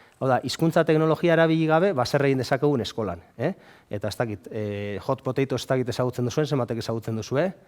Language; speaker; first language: Basque; native; Basque